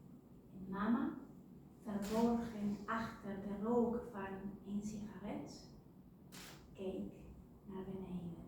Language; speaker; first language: Dutch; non-native, fluent; Spanish